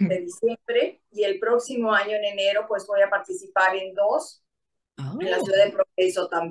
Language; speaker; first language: Spanish; native; Spanish